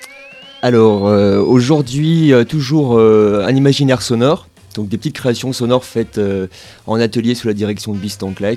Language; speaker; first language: French; native; French